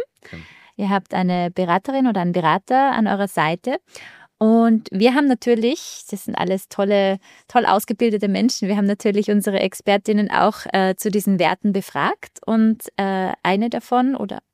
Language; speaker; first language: German; native; German